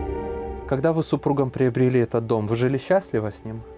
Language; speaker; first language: Russian; native; Russian